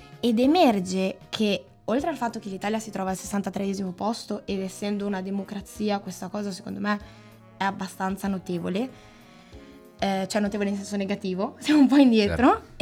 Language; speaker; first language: Italian; native; Italian